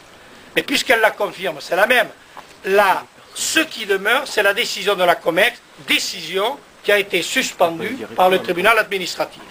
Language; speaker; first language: French; native; French